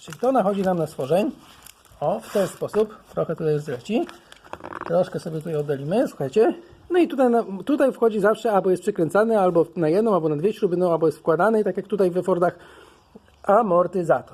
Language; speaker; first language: Polish; native; Polish